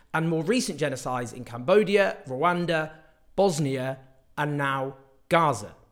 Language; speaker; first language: English; native; English